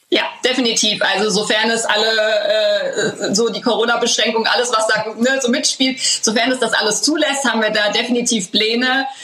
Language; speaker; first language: German; native; German